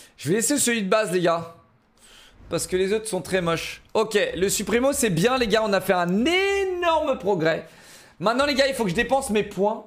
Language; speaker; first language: French; native; French